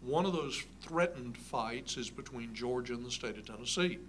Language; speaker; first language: English; native; English